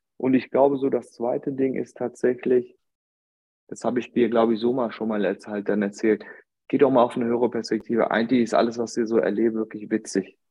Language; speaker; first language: German; early bilingual, other home language; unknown